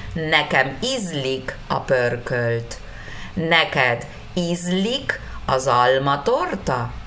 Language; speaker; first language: Hungarian; non-native, fluent; Spanish